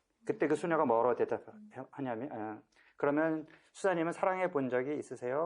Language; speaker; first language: Korean; native; Korean